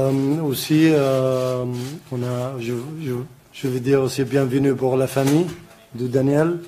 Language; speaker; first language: French; non-native, learner; Arabic